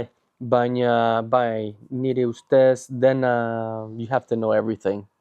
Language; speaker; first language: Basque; non-native, learner; English